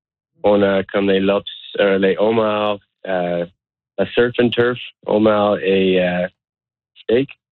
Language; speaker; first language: French; non-native, learner; English